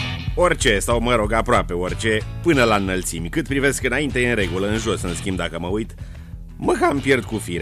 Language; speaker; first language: Romanian; native; Romanian